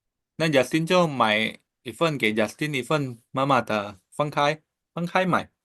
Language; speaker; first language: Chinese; non-native, fluent; Indonesian